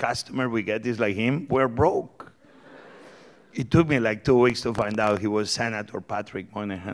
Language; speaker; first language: English; non-native, fluent; Spanish